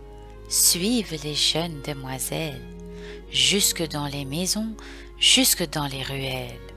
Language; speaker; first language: French; native; French